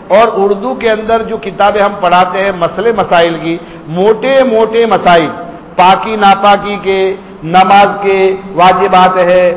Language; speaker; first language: Urdu; non-native, local second language; Gujarati